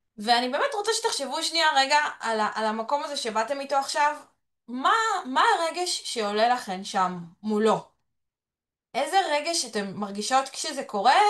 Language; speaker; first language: Hebrew; early bilingual, other home language; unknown